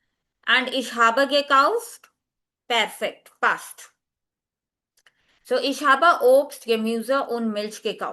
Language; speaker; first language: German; non-native, fluent; Hindi